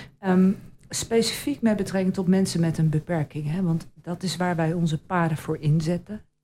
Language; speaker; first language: Dutch; native; Dutch